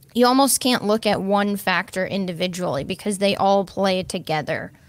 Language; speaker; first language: English; native; English